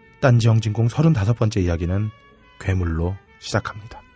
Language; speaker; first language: Korean; native; Korean